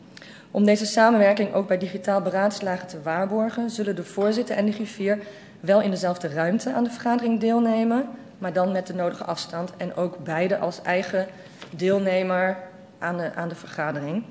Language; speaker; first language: Dutch; native; Dutch